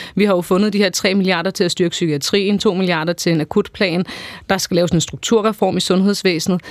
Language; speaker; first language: Danish; early bilingual, other home language; Persian